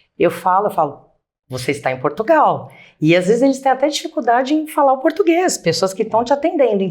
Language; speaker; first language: Portuguese; native; Portuguese